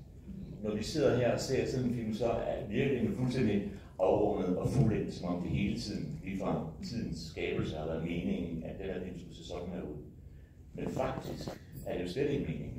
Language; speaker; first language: Danish; native; Danish